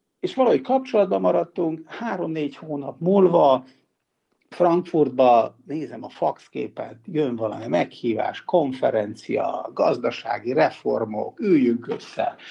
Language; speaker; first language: Hungarian; non-native, local second language; Serbian